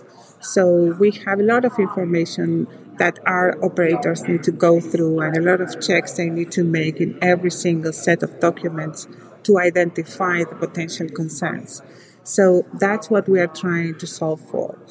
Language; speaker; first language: English; non-native, fluent; Spanish